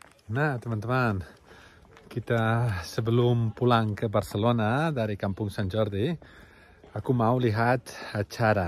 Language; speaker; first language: Indonesian; non-native, learner; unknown